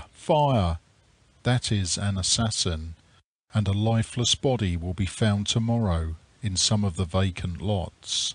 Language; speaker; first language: English; native; English